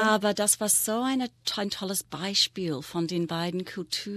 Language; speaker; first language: German; non-native, fluent; English